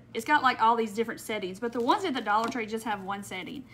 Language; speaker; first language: English; native; English